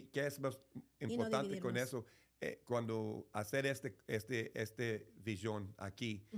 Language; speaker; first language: Spanish; early bilingual, heritage; English